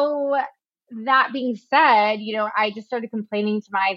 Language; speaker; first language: English; native; English